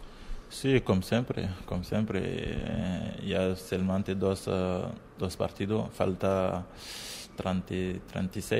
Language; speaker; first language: Spanish; non-native, learner; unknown